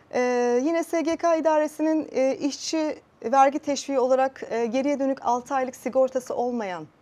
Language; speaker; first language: Turkish; native; Turkish